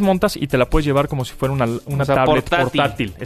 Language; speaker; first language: Spanish; native; Spanish